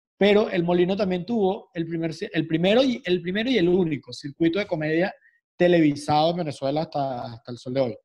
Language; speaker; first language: Spanish; native; Spanish